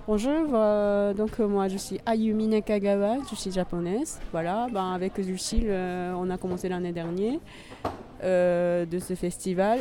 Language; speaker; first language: French; non-native, fluent; Japanese